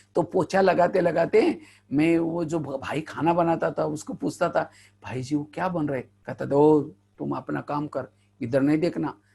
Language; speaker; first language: Hindi; non-native, local second language; Marathi